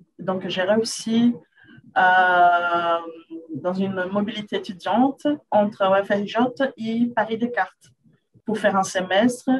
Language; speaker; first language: French; non-native, fluent; Portuguese